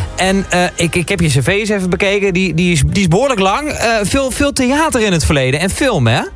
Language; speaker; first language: Dutch; native; Dutch